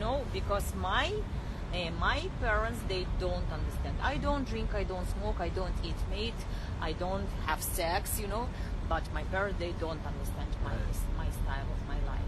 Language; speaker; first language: English; non-native, learner; Russian